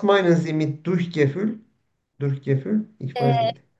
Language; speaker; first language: German; non-native, learner; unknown